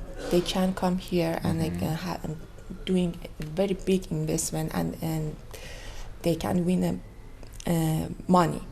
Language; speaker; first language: English; non-native, learner; Persian